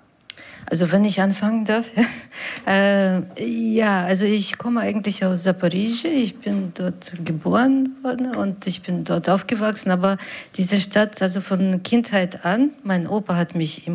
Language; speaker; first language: German; non-native, fluent; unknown